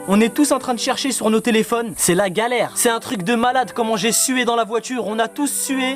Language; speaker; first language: French; native; French